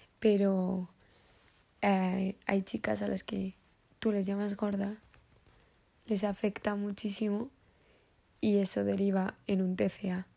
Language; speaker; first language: Spanish; native; Spanish